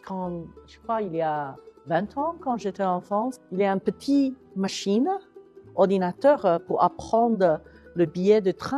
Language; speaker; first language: French; non-native, learner; Chinese